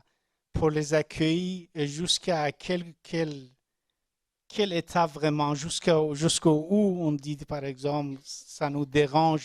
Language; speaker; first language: French; non-native, learner; Persian